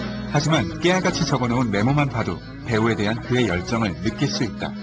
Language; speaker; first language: Korean; native; Korean